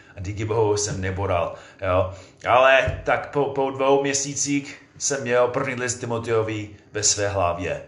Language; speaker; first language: Czech; non-native, fluent; English